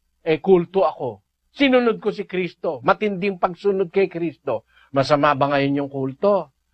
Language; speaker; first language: Filipino; native; Filipino